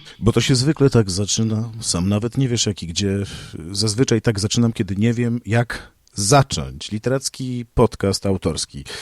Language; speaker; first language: Polish; native; Polish